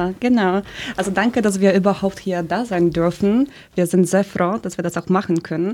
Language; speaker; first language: German; early bilingual, other home language; Polish